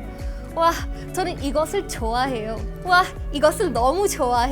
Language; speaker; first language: Korean; non-native, fluent; Hindi